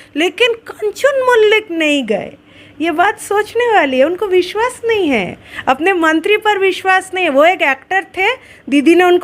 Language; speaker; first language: Hindi; non-native, local second language; Bangla